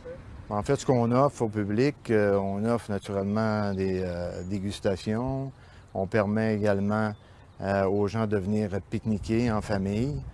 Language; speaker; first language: French; native; French